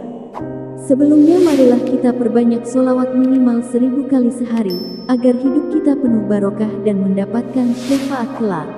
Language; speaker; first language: Indonesian; native; Indonesian